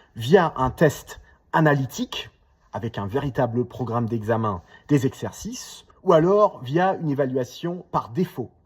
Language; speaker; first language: French; non-native, fluent; English